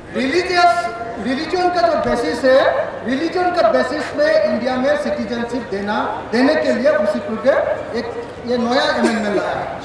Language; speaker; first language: Hindi; non-native, local second language; Assamese